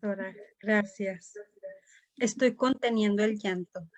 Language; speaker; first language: Spanish; native; Spanish